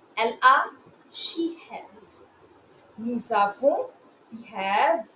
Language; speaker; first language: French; non-native, fluent; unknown